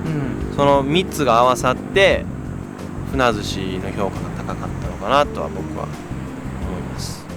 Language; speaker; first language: Japanese; native; Japanese